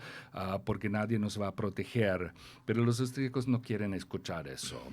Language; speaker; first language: Spanish; non-native, fluent; German